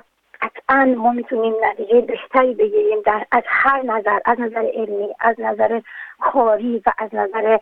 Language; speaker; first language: Persian; native; Persian